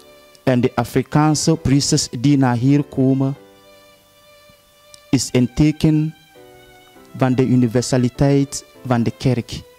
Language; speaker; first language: Dutch; non-native, fluent; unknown